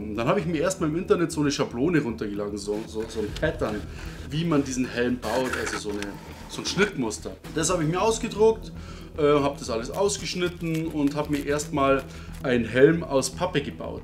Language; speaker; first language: German; native; German